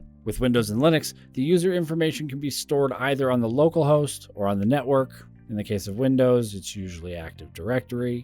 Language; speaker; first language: English; native; English